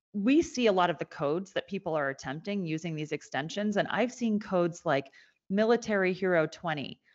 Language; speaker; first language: English; native; English